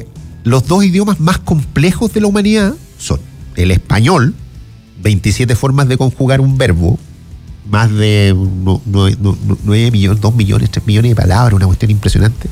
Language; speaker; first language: Spanish; native; Spanish